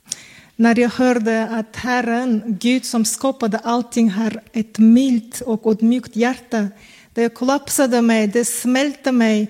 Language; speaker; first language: Swedish; non-native, fluent; Kazakh